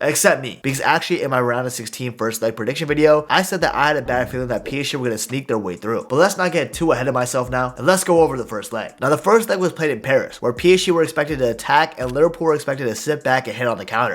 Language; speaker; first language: English; native; English